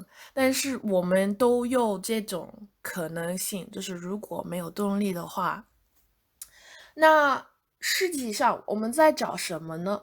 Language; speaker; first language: Chinese; non-native, fluent; English